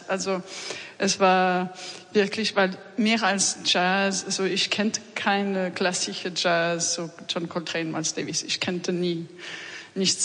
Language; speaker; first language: German; non-native, fluent; French